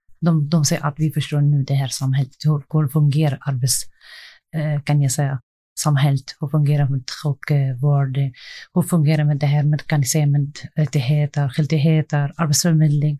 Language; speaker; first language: Swedish; non-native, learner; Arabic